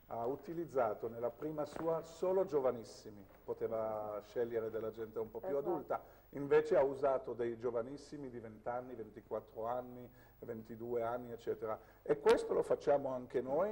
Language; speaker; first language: Italian; non-native, fluent; Hebrew